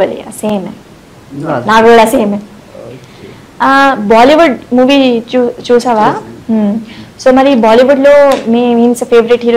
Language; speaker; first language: Telugu; non-native, local second language; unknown